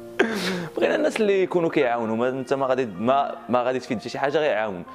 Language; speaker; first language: Arabic; native; Arabic